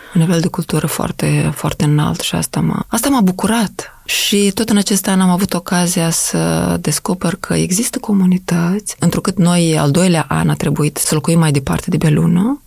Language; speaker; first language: Romanian; native; Romanian